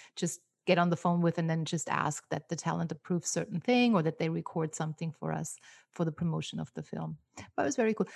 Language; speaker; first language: English; non-native, fluent; German